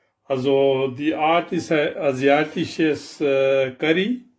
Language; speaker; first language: German; non-native, learner; Urdu